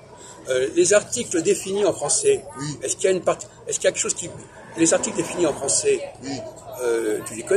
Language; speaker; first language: French; native; French